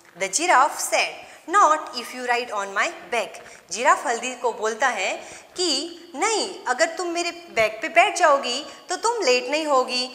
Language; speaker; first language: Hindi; non-native, local second language; Gujarati